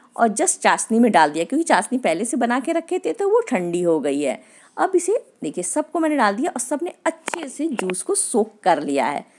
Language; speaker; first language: Hindi; native; Hindi